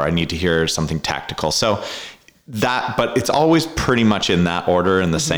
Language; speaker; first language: English; native; English